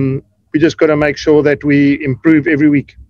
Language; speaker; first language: English; native; English